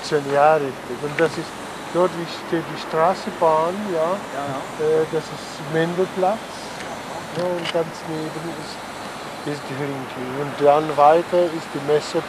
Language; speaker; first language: German; non-native, learner; Czech